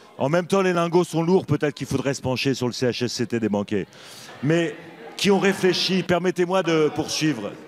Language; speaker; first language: French; native; French